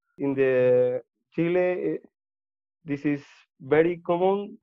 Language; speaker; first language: English; non-native, learner; Spanish